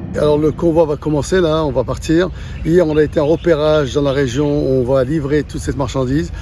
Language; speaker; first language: French; non-native, local second language; Arabic